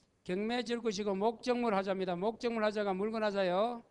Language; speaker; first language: Korean; native; Korean